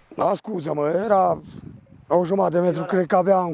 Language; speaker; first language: Romanian; native; Romanian